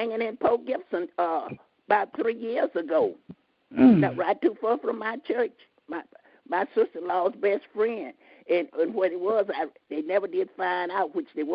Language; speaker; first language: English; native; English